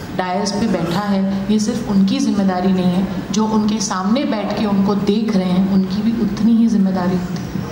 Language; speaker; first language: Hindi; native; Hindi